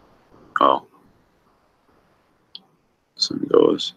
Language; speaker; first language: English; native; English